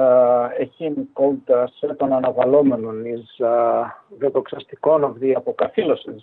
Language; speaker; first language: English; non-native, fluent; Greek